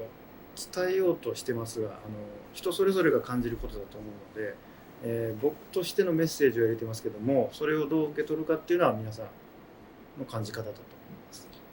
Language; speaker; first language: Japanese; native; Japanese